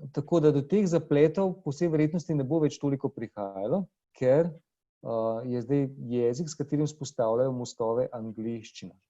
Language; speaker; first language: Slovenian; native; Slovenian